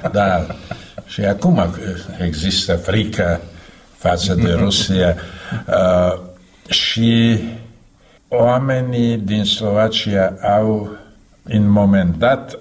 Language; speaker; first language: Romanian; non-native, fluent; Slovak